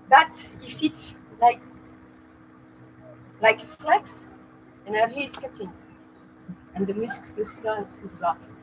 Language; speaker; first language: English; non-native, learner; French